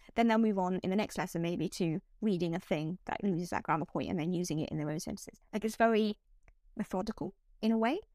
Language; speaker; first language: English; native; English